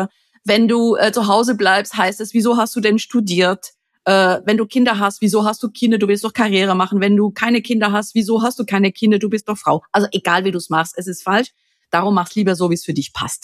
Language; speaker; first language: German; native; German